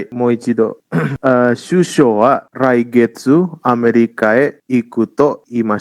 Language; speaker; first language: Japanese; non-native, fluent; Indonesian